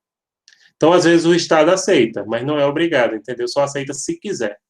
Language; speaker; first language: Portuguese; native; Portuguese